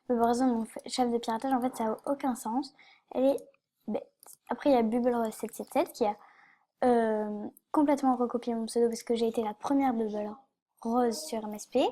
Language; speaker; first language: French; native; French